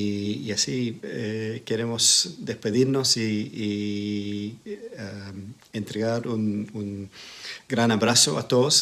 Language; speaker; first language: Spanish; non-native, fluent; English